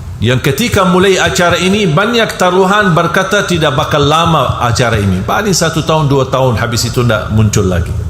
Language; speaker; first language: Malay; non-native, fluent; Arabic